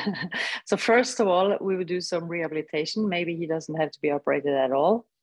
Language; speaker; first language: English; non-native, fluent; Norwegian